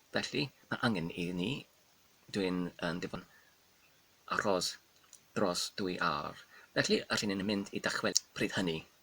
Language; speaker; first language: Welsh; non-native, learner; Polish